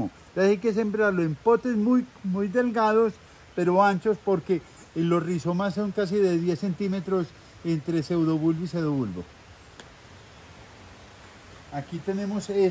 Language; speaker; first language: Spanish; native; Spanish